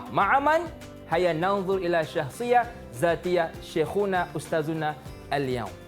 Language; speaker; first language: Arabic; non-native, learner; Malay